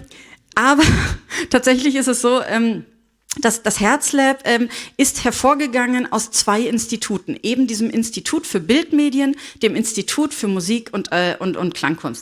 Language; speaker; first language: German; native; German